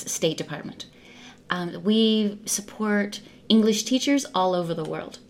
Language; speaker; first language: English; native; English